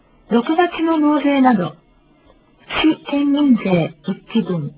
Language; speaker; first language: Japanese; native; Japanese